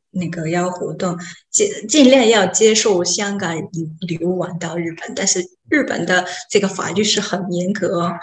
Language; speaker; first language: Chinese; non-native, fluent; Japanese